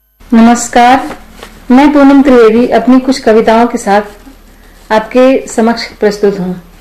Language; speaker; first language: Hindi; native; Hindi